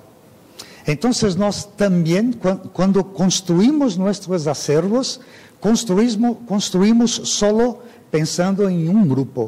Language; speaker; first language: Spanish; non-native, fluent; Portuguese